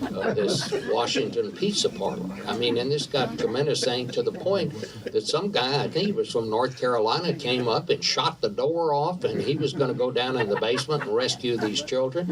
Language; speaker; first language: English; native; English